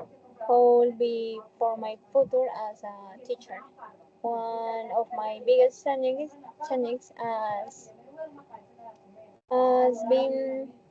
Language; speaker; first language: English; non-native, learner; Spanish